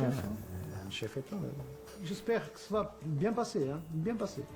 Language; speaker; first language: French; non-native, fluent; Portuguese